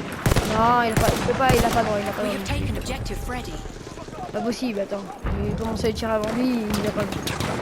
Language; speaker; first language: French; native; French